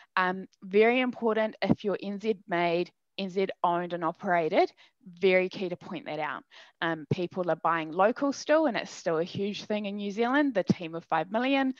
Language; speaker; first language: English; native; English